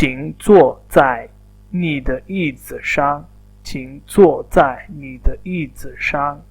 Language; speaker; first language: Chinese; non-native, fluent; Urdu